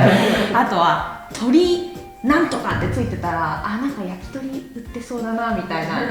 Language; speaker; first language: Japanese; native; Japanese